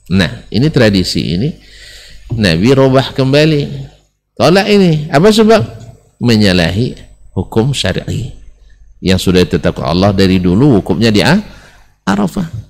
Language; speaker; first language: Indonesian; non-native, local second language; Minangkabau